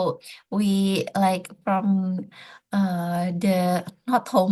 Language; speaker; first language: English; non-native, fluent; Indonesian